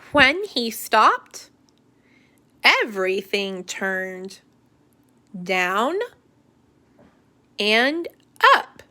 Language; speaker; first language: English; native; English